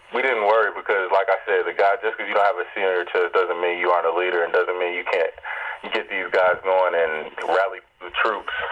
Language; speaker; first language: English; native; English